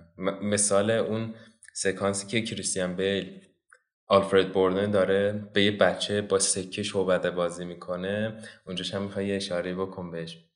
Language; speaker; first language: Persian; non-native, local second language; Azerbaijani